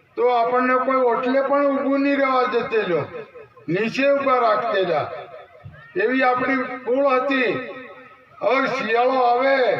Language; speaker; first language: Gujarati; non-native, local second language; Bhili